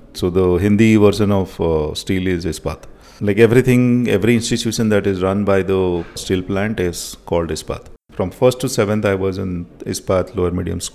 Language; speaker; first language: English; non-native, local second language; Odia